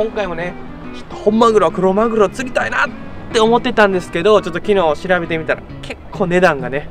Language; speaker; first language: Japanese; native; Japanese